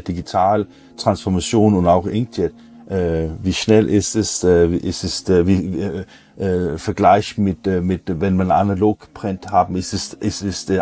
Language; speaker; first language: German; non-native, learner; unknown